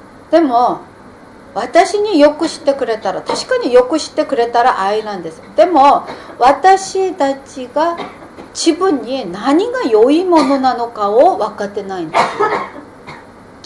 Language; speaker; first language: Japanese; non-native, fluent; Korean